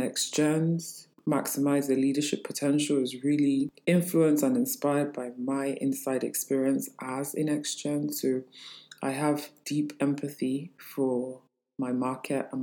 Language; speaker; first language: English; native; English